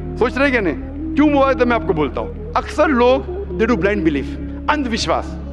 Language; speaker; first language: Hindi; non-native, local second language; Urdu